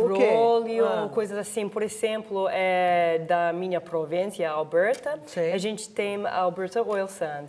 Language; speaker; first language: Portuguese; non-native, fluent; English